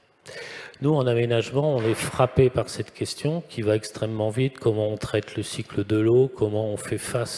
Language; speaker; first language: French; native; French